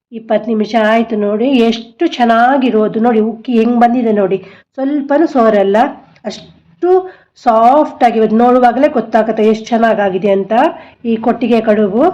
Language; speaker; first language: Kannada; non-native, local second language; Konkani